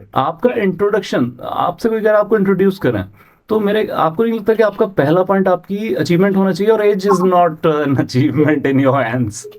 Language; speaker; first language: Hindi; native; Hindi